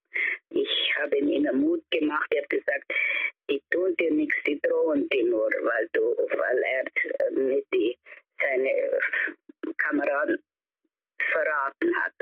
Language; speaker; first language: German; early bilingual, heritage; German